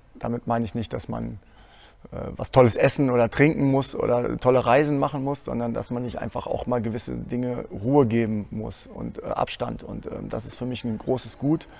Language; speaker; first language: German; native; German